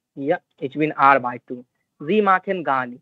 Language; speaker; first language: German; non-native, learner; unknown